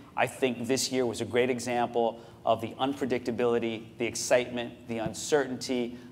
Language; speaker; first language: English; native; English